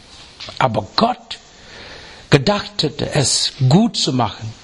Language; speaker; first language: German; non-native, fluent; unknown